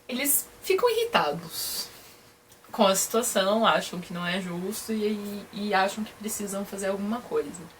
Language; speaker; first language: Portuguese; native; Portuguese